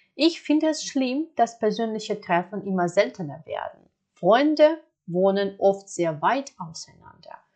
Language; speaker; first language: German; non-native, fluent; Ukrainian